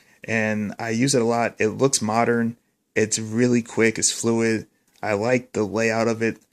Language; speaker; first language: English; native; English